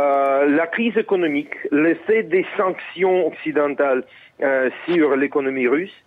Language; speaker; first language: French; non-native, fluent; Russian